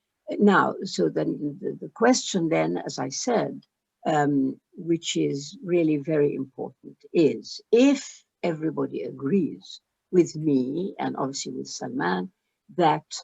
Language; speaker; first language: English; early bilingual, other home language; Arabic